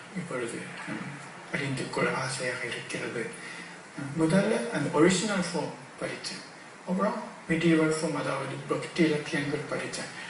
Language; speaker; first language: Tamil; non-native, fluent; Japanese